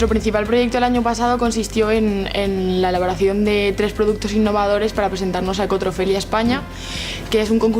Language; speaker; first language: Spanish; native; Spanish